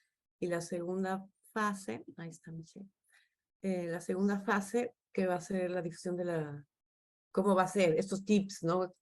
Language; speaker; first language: Spanish; native; Spanish